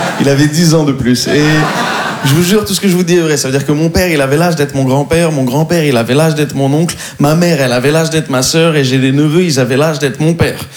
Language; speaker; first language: French; native; French